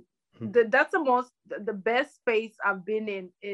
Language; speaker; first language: English; non-native, local second language; Luyia